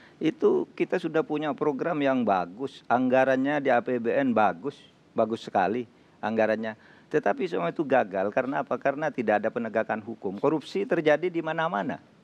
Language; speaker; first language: Indonesian; non-native, local second language; Madurese